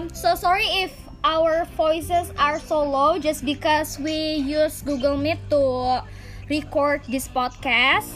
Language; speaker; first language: English; non-native, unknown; Indonesian